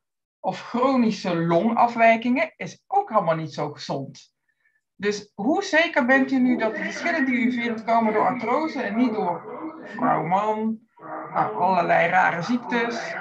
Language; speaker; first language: Dutch; native; Dutch